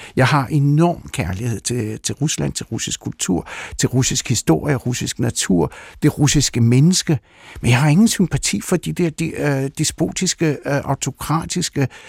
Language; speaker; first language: Danish; early bilingual, other home language; Russian